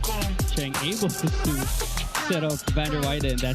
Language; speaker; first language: English; non-native, local second language; Filipino